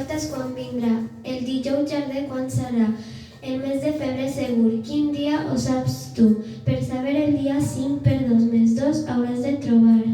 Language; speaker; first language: Catalan; early bilingual, other home language; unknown